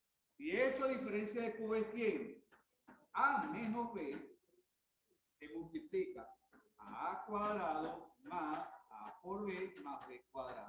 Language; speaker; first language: Spanish; native; Spanish